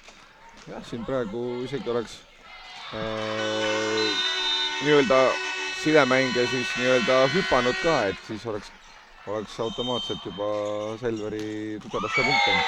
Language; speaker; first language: Estonian; native; Estonian